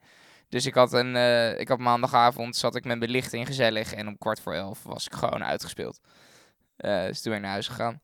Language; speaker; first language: Dutch; native; Dutch